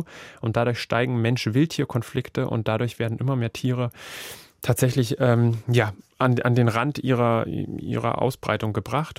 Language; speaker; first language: German; native; German